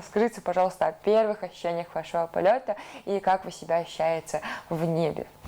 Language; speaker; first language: Russian; native; Russian